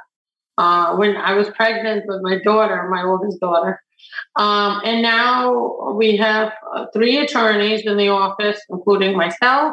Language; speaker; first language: English; early bilingual, other home language; Ukrainian